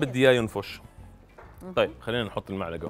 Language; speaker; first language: Arabic; native; Arabic